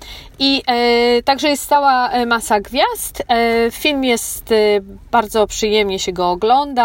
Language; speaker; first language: Polish; native; Polish